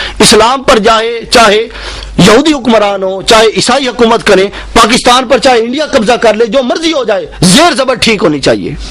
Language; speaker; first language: Urdu; native; Urdu